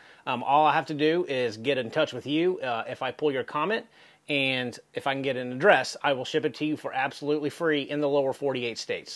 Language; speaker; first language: English; native; English